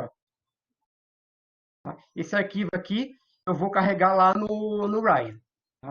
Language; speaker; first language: Portuguese; native; Portuguese